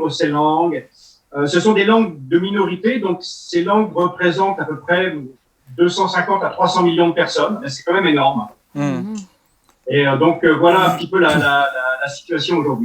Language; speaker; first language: French; native; French